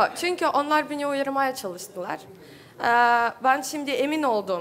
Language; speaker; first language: Turkish; non-native, learner; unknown